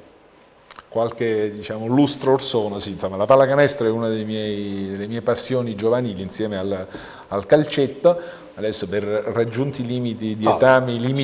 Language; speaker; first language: Italian; native; Italian